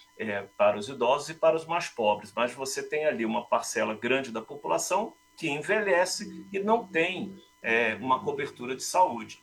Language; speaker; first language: Portuguese; native; Portuguese